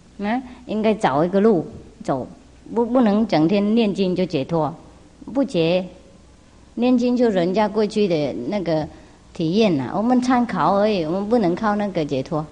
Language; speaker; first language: Chinese; non-native, fluent; Vietnamese